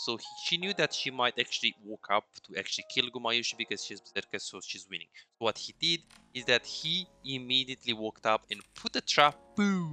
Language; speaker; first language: English; non-native, fluent; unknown